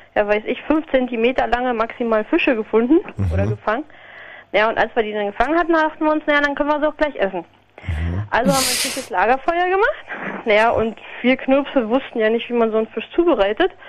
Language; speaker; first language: German; non-native, fluent; Polish